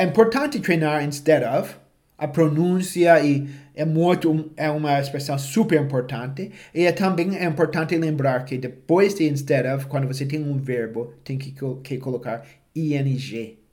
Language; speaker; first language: Portuguese; non-native, fluent; English